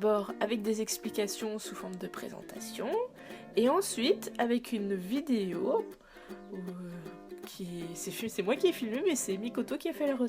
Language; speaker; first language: French; native; French